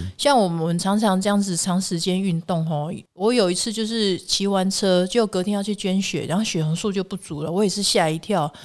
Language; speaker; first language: Chinese; native; Chinese